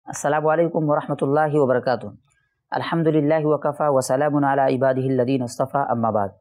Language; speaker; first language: Urdu; native; Urdu